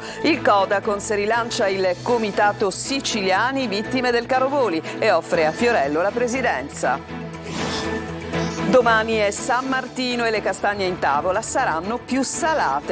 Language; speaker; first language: Italian; native; Italian